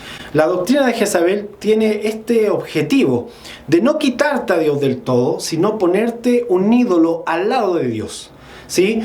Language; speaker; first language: Spanish; native; Spanish